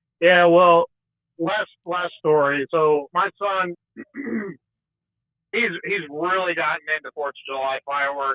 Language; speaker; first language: English; native; English